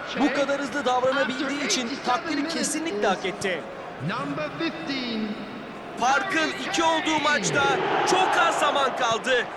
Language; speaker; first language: Turkish; native; Turkish